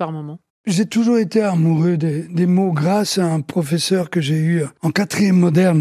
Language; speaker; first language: French; early bilingual, other home language; Italian